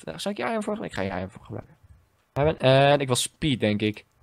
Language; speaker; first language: Dutch; native; Dutch